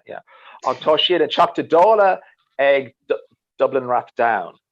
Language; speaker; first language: Irish; non-native, learner; English